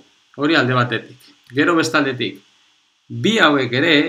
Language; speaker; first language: Basque; non-native, local second language; Spanish